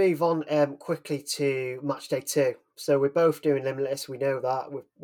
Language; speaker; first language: English; native; English